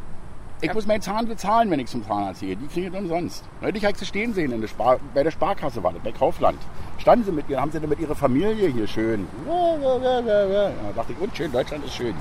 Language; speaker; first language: German; native; German